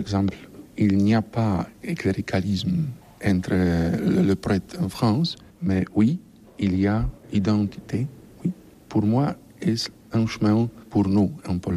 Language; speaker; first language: French; non-native, learner; Polish